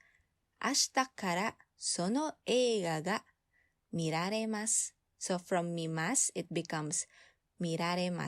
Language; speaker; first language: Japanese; non-native, fluent; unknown